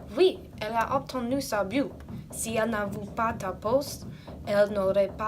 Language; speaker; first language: French; non-native, learner; English